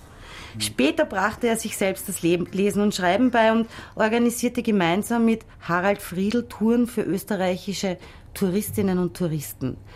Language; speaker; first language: German; native; German